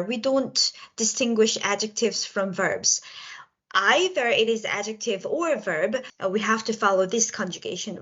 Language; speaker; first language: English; non-native, local second language; Korean